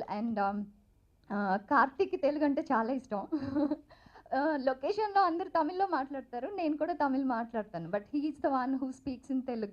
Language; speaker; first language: Telugu; non-native, fluent; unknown